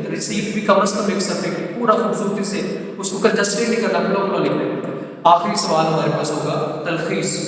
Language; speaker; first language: Urdu; non-native, local second language; Punjabi